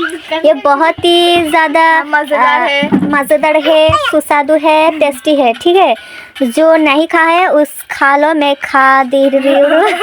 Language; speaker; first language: Hindi; non-native, local second language; Bangla